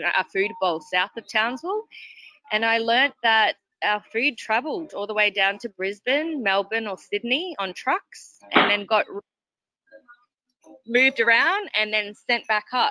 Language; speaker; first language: English; native; English